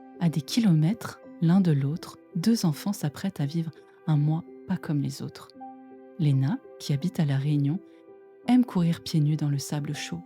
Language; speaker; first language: French; native; French